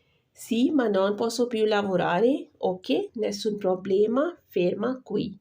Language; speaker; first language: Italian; non-native, fluent; Urdu